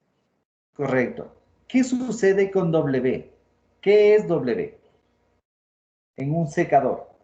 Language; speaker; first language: Spanish; native; Spanish